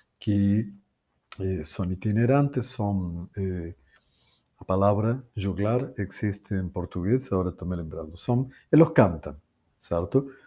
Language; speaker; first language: Portuguese; non-native, fluent; Spanish